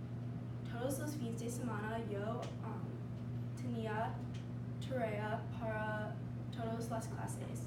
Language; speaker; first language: Spanish; non-native, learner; English